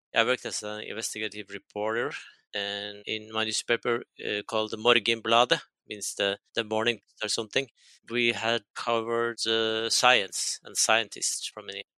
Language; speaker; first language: English; non-native, fluent; Norwegian